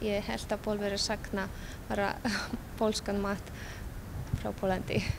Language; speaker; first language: Icelandic; non-native, fluent; Polish